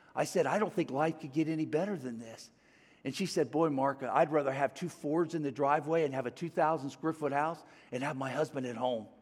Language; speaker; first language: English; native; English